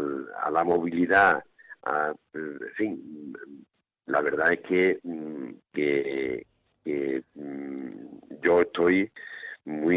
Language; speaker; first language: Spanish; native; Spanish